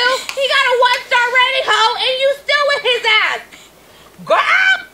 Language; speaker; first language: English; native; English